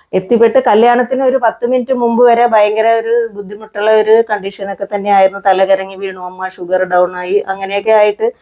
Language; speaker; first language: Malayalam; non-native, local second language; Konkani